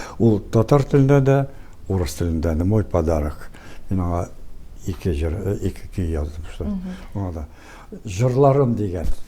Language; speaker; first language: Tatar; early bilingual, heritage; Tatar